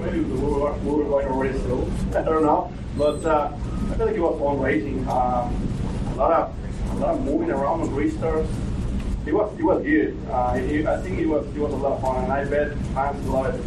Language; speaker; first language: English; non-native, fluent; Spanish